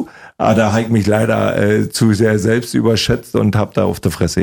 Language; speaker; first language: German; native; German